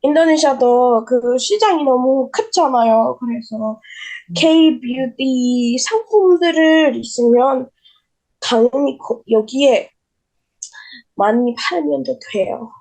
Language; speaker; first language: Korean; non-native, learner; Indonesian